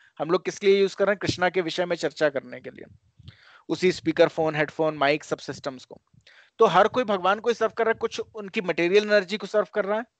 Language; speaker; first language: Hindi; native; Hindi